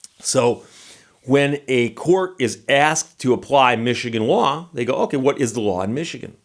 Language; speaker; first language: English; native; English